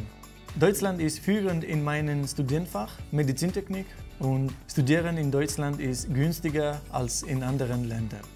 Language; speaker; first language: German; non-native, fluent; Greek